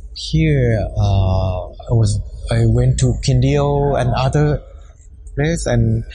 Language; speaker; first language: English; non-native, fluent; Thai